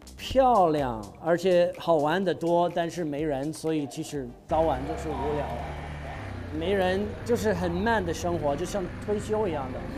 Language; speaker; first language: Chinese; non-native, fluent; English